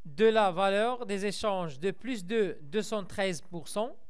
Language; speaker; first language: French; non-native, local second language; Arabic